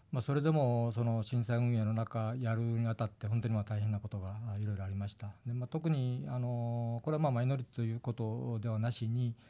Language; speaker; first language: Japanese; native; Japanese